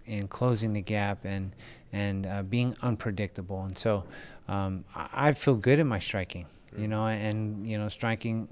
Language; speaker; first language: English; early bilingual, other home language; Filipino